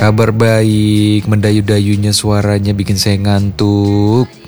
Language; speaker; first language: Indonesian; native; Indonesian